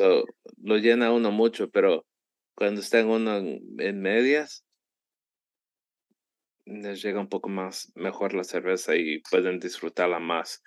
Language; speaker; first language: Spanish; early bilingual, heritage; Spanish